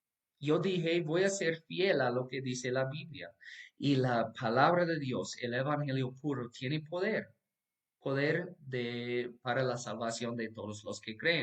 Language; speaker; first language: Spanish; non-native, fluent; English